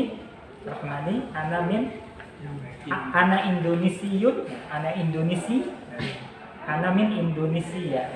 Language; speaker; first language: Arabic; non-native, fluent; Indonesian